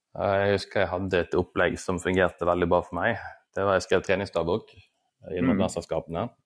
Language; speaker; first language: Norwegian; native; Norwegian